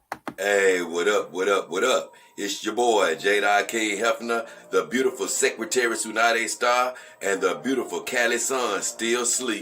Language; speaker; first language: English; native; English